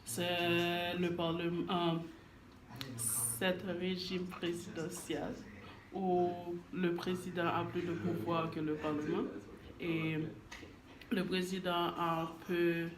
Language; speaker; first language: French; non-native, learner; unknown